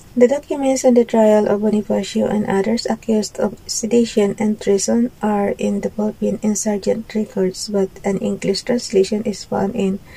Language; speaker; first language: English; non-native, local second language; Filipino